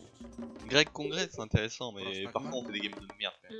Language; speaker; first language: French; native; French